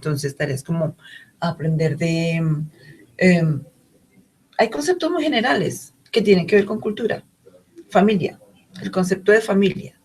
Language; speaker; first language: Spanish; native; Spanish